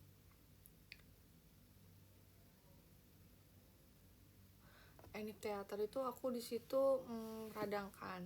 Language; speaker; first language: Indonesian; native; Indonesian